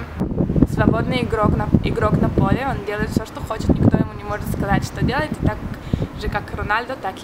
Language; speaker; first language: Russian; early bilingual, heritage; Russian